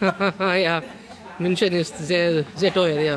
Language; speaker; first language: German; non-native, learner; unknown